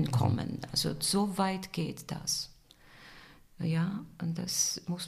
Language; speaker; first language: German; non-native, fluent; Bulgarian